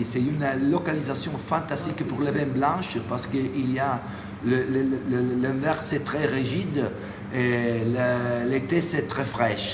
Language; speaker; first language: French; non-native, learner; Italian